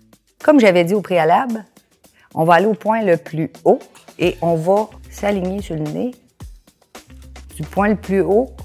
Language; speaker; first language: French; native; French